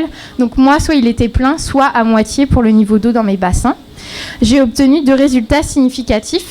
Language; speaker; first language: French; native; French